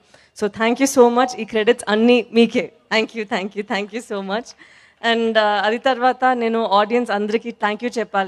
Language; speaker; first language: Telugu; non-native, learner; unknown